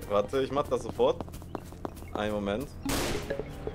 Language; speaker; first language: German; native; German